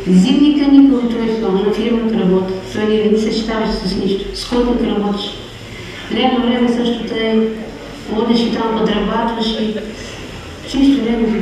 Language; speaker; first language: Bulgarian; early bilingual, heritage; Bulgarian